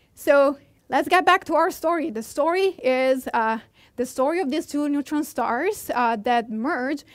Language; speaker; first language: English; non-native, fluent; Italian